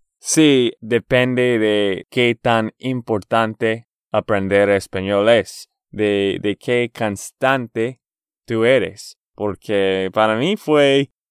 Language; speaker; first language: Spanish; non-native, fluent; English